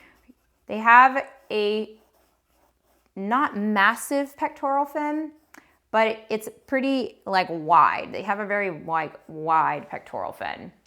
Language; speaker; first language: English; native; English